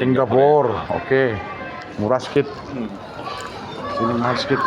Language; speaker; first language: Indonesian; non-native, learner; Filipino